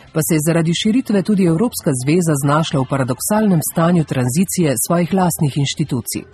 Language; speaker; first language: Slovenian; native; Slovenian